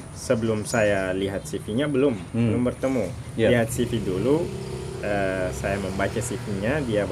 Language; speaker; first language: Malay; non-native, fluent; Arabic